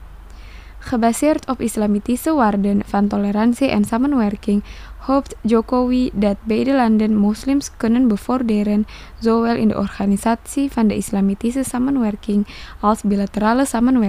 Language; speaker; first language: Dutch; non-native, fluent; Indonesian